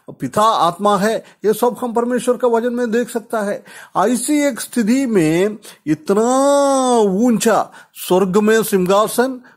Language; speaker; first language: Hindi; non-native, local second language; Malayalam